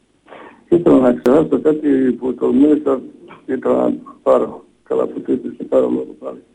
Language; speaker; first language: Greek; non-native, fluent; Bosnian